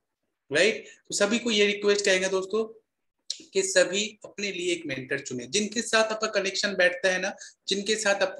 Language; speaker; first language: Hindi; native; Hindi